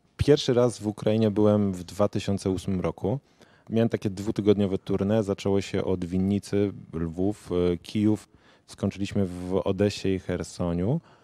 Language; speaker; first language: Polish; native; Polish